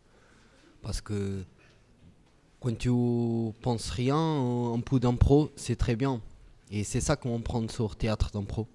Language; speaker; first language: French; non-native, learner; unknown